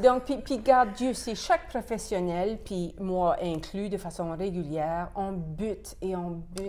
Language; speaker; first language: French; native; French